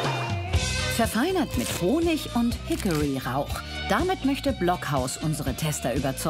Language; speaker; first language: German; native; German